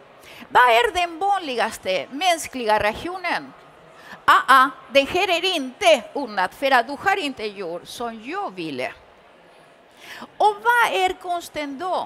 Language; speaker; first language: Swedish; early bilingual, other home language; Spanish